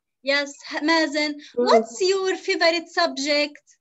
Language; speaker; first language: English; non-native, fluent; Arabic